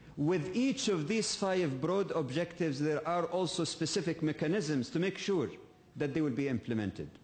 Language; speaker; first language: English; non-native, fluent; Arabic